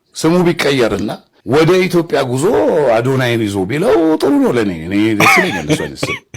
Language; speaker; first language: Amharic; native; Amharic